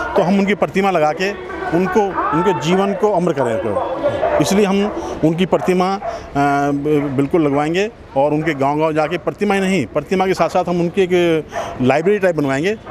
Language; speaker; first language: Hindi; native; Hindi